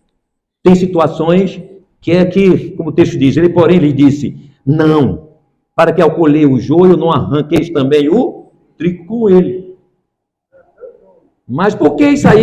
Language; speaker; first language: Portuguese; native; Portuguese